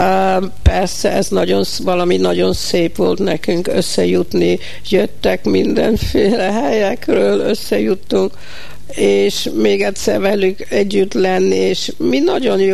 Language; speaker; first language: Hungarian; early bilingual, heritage; Hungarian